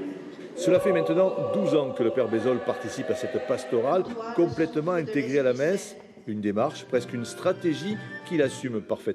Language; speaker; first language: French; native; French